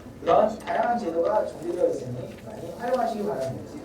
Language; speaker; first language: Korean; native; Korean